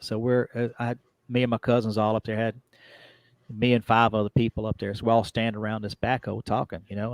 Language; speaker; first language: English; native; English